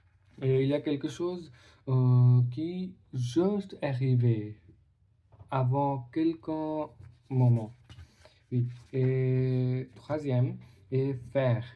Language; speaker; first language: French; non-native, learner; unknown